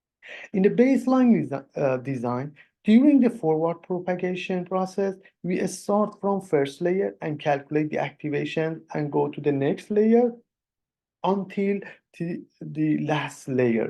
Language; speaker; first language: English; non-native, fluent; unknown